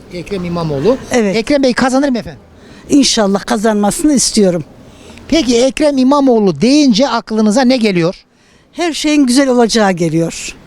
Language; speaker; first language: Turkish; native; Turkish